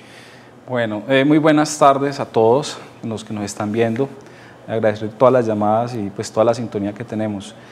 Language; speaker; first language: Spanish; native; Spanish